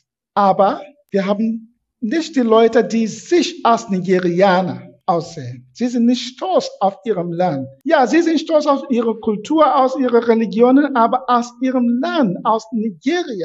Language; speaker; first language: German; non-native, fluent; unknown